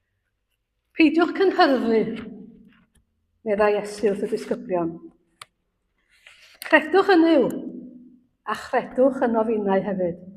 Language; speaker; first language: Welsh; native; Welsh